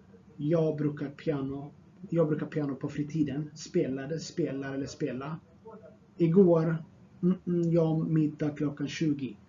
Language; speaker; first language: Swedish; non-native, fluent; Tigrinya